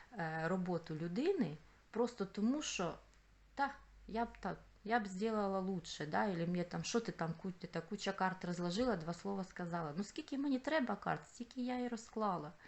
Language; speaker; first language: Ukrainian; non-native, local second language; Russian